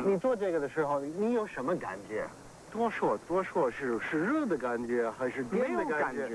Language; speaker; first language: Chinese; non-native, fluent; English